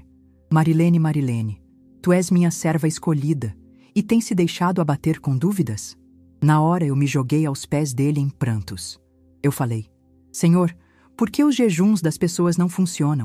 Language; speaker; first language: Portuguese; native; Portuguese